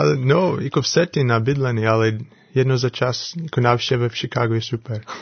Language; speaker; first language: Czech; non-native, learner; English